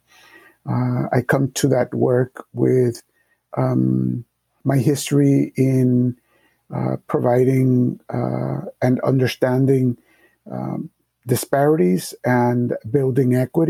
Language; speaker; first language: English; early bilingual, other home language; Spanish